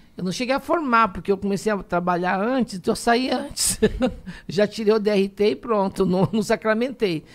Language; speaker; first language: Portuguese; native; Portuguese